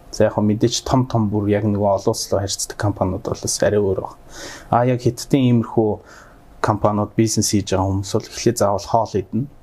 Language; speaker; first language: Mongolian; early bilingual, heritage; Mongolian